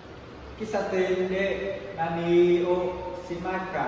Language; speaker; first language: Japanese; non-native, learner; Vietnamese